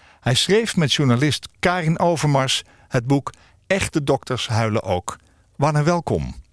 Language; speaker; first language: Dutch; native; Dutch